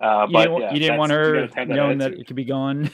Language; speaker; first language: English; native; English